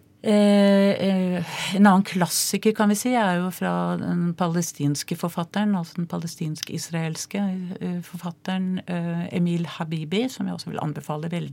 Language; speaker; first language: Norwegian; native; Norwegian